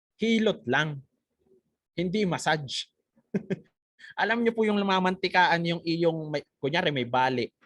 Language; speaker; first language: Filipino; native; Filipino